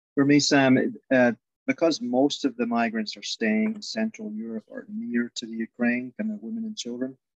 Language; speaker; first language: English; native; English